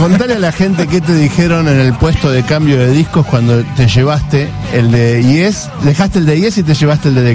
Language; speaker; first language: Spanish; native; Spanish